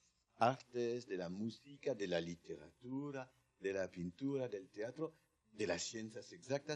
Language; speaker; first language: Spanish; non-native, learner; French